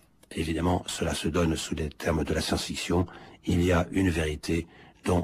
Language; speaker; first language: French; native; French